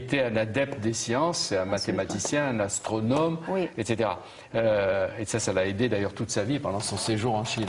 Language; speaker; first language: French; native; French